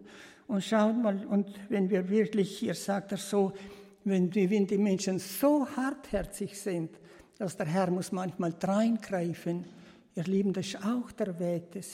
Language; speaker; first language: German; early bilingual, heritage; German